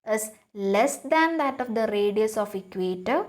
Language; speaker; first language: English; non-native, local second language; Malayalam